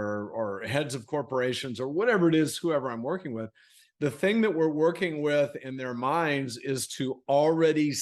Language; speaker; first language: English; native; English